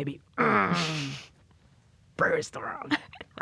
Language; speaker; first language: English; non-native, learner; Japanese